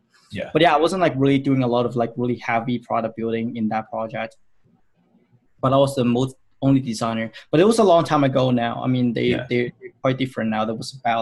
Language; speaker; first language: English; non-native, local second language; Cantonese